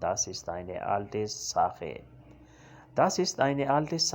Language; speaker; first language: German; non-native, learner; Urdu